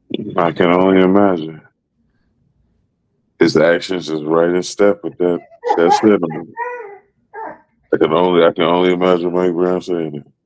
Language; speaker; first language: English; native; English